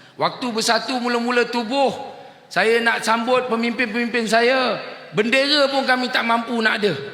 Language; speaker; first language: Malay; native; Malay